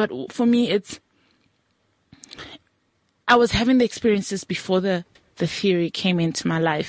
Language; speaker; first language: English; non-native, local second language; Tswana